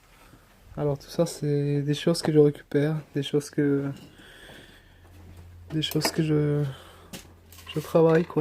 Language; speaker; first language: French; early bilingual, other home language; Spanish